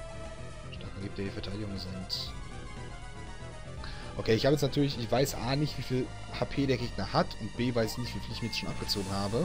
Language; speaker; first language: German; native; German